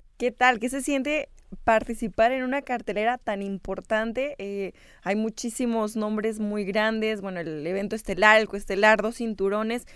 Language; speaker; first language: Spanish; native; Spanish